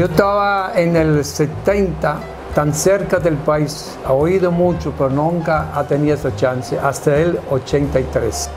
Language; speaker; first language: Spanish; non-native, fluent; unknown